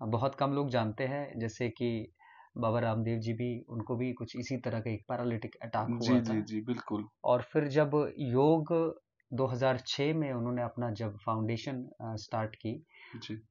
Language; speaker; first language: Hindi; non-native, local second language; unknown